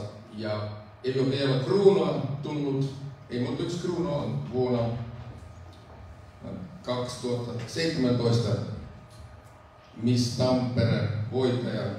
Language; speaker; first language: Finnish; non-native, fluent; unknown